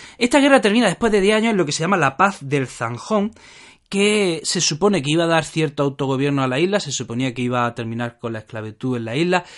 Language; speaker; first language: Spanish; native; Spanish